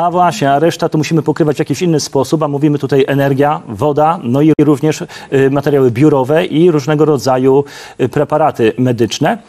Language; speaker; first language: Polish; native; Polish